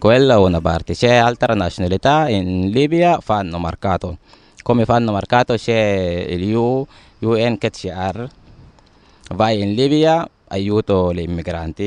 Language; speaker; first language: Italian; non-native, learner; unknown